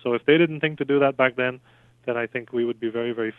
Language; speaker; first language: English; native; English